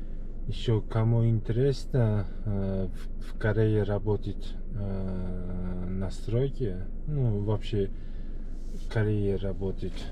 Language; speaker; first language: Russian; non-native, fluent; Uzbek